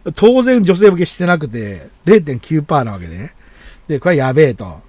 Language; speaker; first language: Japanese; native; Japanese